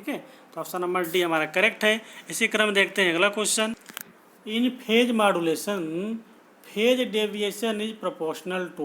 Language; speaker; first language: Hindi; native; Hindi